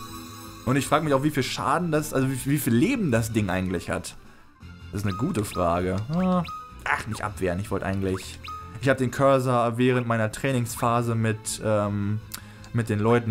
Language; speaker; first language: German; native; German